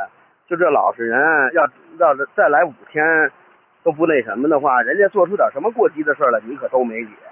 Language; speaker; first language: Chinese; native; Chinese